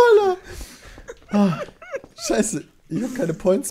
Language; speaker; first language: German; native; German